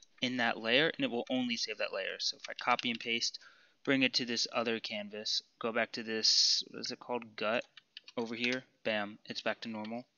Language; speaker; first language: English; native; English